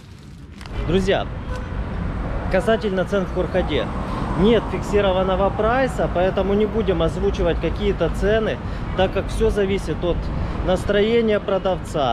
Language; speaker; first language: Russian; native; Russian